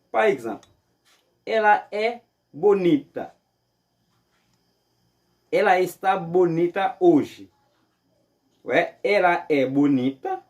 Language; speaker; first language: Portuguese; non-native, fluent; Haitian Creole